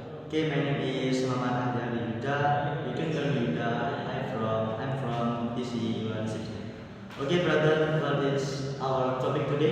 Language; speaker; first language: English; non-native, learner; Indonesian